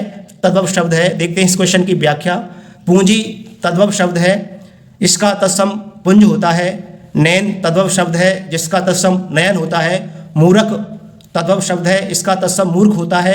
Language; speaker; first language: Hindi; native; Hindi